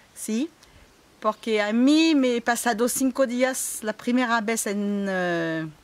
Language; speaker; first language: Spanish; non-native, learner; French